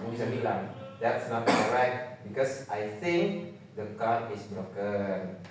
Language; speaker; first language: English; non-native, fluent; Indonesian